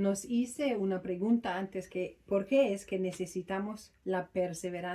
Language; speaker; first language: Spanish; non-native, fluent; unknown